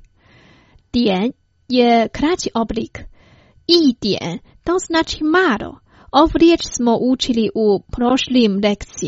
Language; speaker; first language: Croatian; non-native, fluent; Chinese